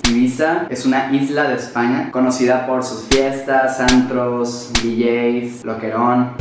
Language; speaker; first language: Spanish; native; Spanish